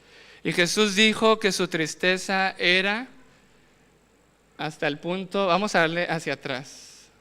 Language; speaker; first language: Spanish; native; Spanish